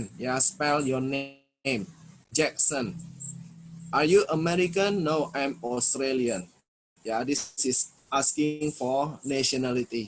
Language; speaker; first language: English; non-native, fluent; Indonesian